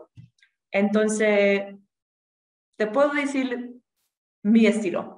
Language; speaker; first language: Spanish; non-native, fluent; English